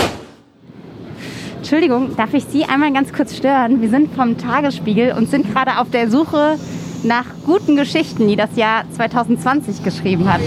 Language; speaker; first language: German; native; German